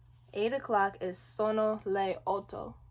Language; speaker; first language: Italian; non-native, learner; English